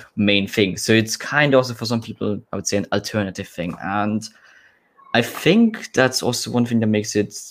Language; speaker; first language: English; non-native, fluent; German